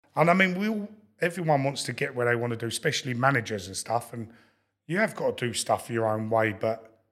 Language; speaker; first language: English; native; English